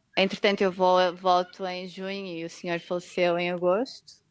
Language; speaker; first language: Portuguese; native; Portuguese